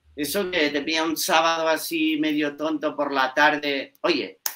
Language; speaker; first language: Spanish; native; Spanish